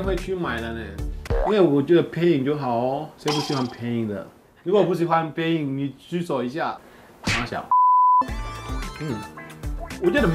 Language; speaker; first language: Chinese; non-native, fluent; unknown